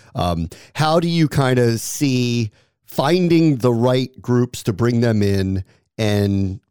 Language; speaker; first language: English; native; English